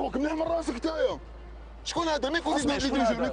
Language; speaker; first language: Arabic; native; Arabic